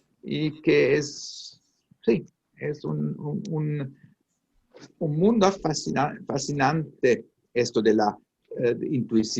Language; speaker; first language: Spanish; non-native, fluent; Italian